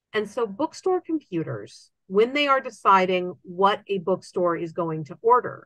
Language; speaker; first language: English; native; English